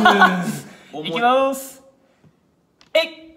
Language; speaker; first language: Japanese; native; Japanese